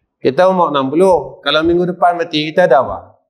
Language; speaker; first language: Malay; native; Malay